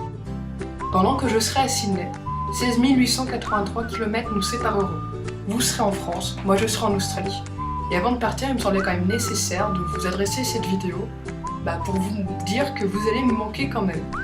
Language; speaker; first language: French; native; French